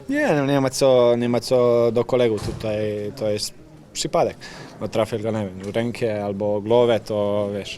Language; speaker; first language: Polish; non-native, fluent; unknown